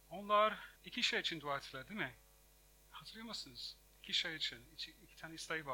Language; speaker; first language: Turkish; non-native, fluent; English